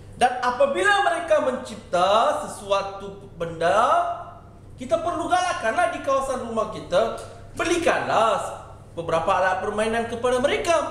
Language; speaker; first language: Malay; non-native, local second language; Tamil